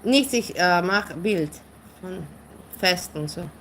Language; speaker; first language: German; non-native, learner; Romanian